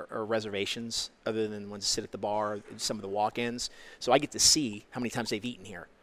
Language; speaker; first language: English; native; English